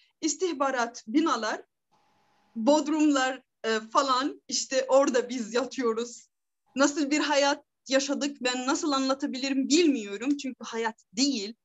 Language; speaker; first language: Turkish; non-native, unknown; Arabic